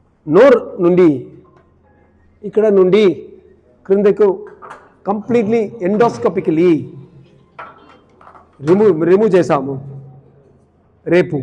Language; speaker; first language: Telugu; non-native, learner; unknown